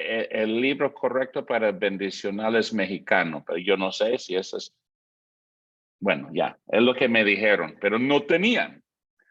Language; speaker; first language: Spanish; non-native, fluent; English